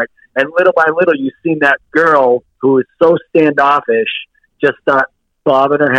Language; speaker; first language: English; native; English